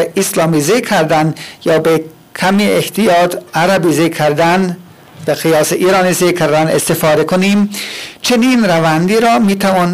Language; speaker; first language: Persian; non-native, fluent; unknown